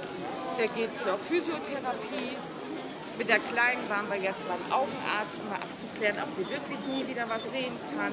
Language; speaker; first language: German; native; German